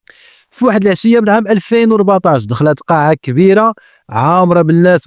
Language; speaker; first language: Arabic; native; Arabic